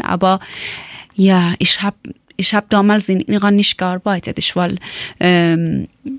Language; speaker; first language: German; non-native, learner; Persian